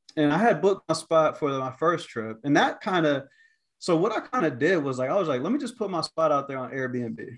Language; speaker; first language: English; native; English